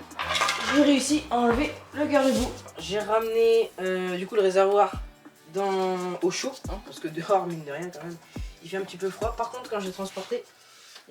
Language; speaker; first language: French; native; French